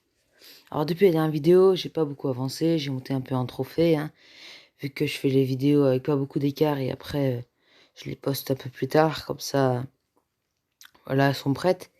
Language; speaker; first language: French; native; French